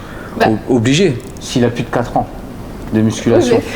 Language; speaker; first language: French; native; French